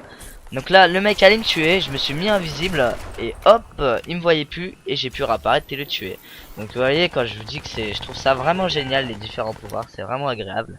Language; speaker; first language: French; native; French